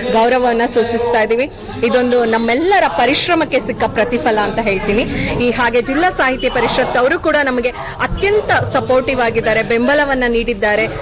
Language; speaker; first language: Kannada; non-native, local second language; Malayalam